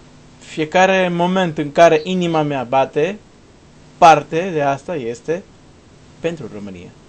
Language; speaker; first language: Romanian; non-native, learner; Portuguese